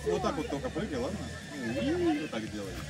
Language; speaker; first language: Russian; native; Russian